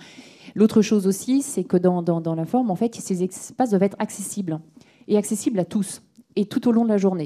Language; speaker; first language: French; native; French